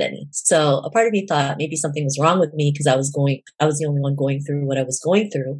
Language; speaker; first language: English; native; English